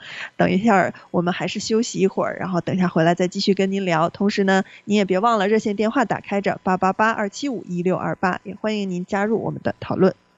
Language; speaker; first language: Chinese; native; Chinese